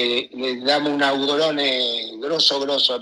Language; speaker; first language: Italian; non-native, fluent; Spanish